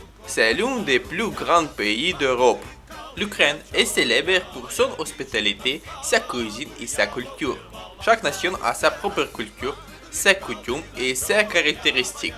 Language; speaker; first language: French; non-native, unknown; Ukrainian